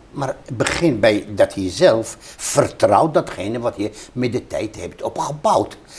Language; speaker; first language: Dutch; non-native, fluent; Hebrew